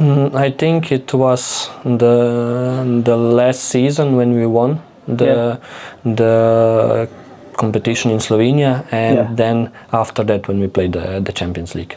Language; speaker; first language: English; non-native, fluent; Slovenian